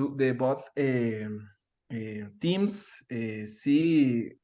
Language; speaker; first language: English; non-native, learner; Spanish